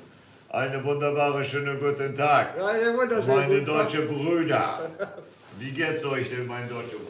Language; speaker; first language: German; non-native, learner; Kurdish